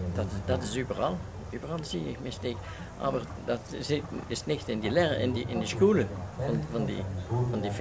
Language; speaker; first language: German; non-native, learner; Dutch